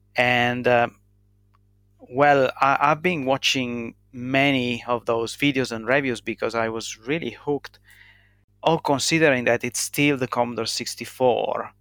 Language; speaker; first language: English; non-native, fluent; Italian